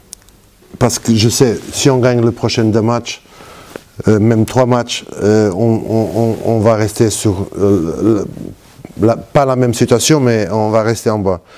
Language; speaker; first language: French; non-native, fluent; Portuguese